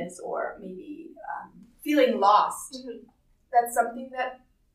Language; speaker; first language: English; non-native, fluent; German